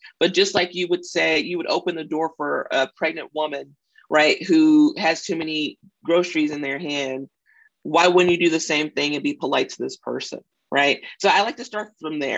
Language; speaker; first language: English; native; English